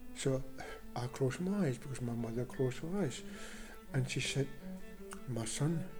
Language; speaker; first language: English; non-native, fluent; Kalaallisut